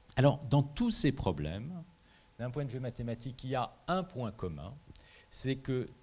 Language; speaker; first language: French; native; French